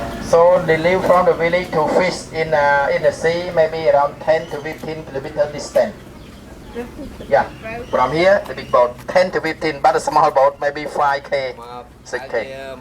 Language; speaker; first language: English; non-native, learner; Khmer